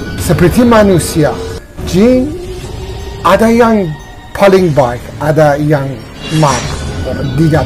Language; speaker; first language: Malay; non-native, learner; Persian